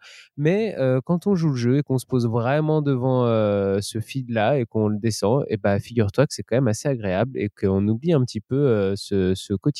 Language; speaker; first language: French; native; French